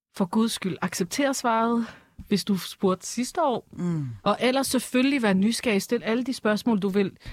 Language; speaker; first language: Danish; early bilingual, other home language; Persian